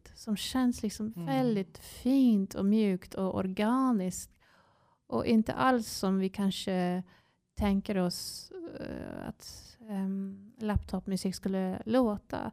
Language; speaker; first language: Swedish; non-native, fluent; English